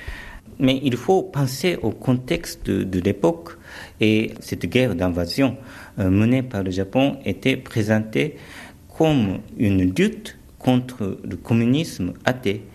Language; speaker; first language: French; early bilingual, other home language; Japanese